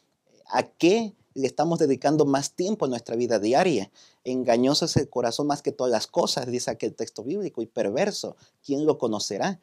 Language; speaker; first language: Spanish; native; Spanish